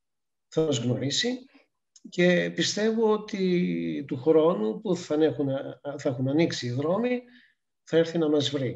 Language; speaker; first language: Greek; native; Greek